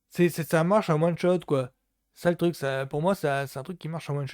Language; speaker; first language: French; native; French